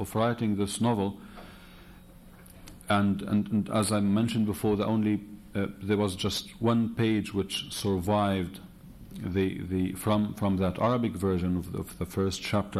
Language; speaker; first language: English; non-native, fluent; Arabic